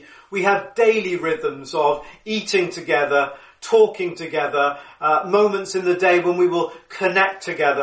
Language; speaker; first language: English; native; English